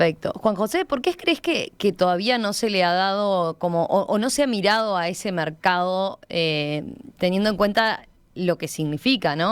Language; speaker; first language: Spanish; native; Spanish